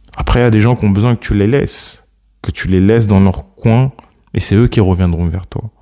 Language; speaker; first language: French; early bilingual, other home language; Akan